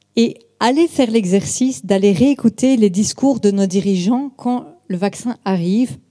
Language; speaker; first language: French; native; French